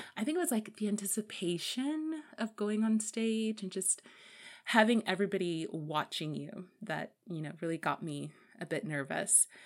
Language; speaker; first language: English; native; English